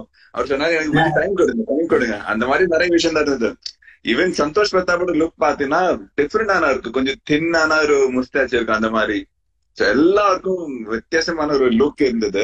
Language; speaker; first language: Tamil; non-native, fluent; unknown